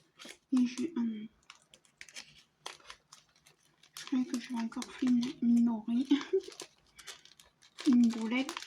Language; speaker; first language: French; native; French